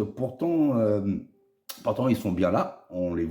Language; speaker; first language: French; native; French